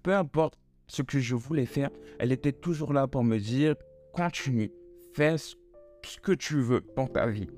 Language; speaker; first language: French; native; French